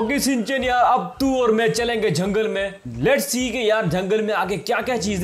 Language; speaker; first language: Hindi; native; Hindi